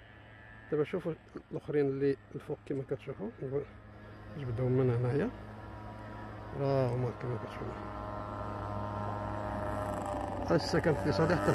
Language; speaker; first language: Arabic; native; Arabic